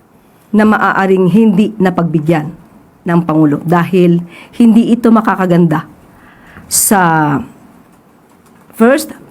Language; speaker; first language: Filipino; native; Filipino